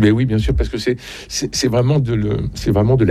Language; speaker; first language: French; native; French